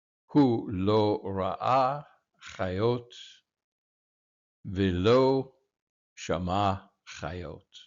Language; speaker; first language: Hebrew; non-native, fluent; English